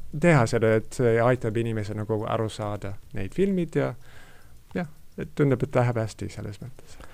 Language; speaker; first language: Estonian; non-native, fluent; English